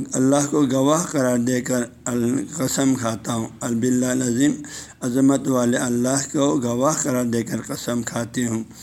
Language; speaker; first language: Urdu; non-native, local second language; Balti